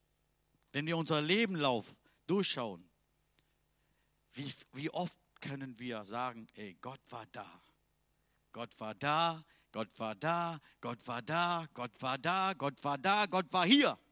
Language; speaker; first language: German; non-native, learner; Tamil